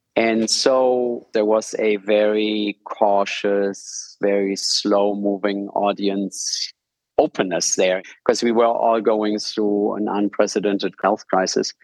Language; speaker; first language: English; non-native, fluent; German